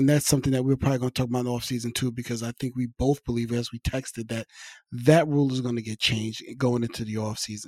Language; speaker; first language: English; native; English